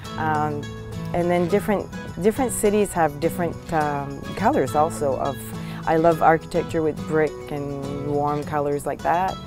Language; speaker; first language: English; native; English